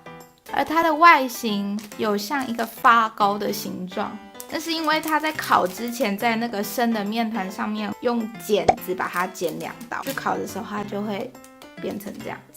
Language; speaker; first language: Chinese; native; Chinese